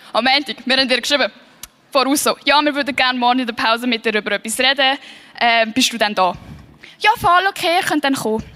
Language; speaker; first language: German; early bilingual, other home language; Swiss German